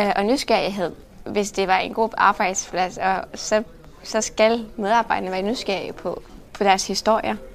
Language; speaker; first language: Danish; non-native, fluent; Arabic